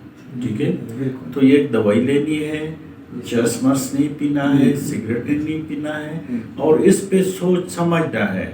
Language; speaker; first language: Urdu; native; Urdu